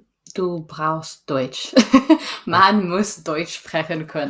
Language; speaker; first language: German; non-native, learner; English